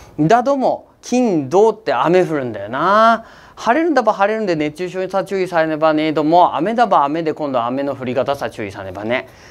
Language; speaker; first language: Japanese; native; Japanese